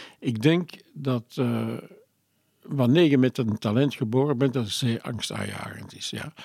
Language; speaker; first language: Dutch; non-native, local second language; French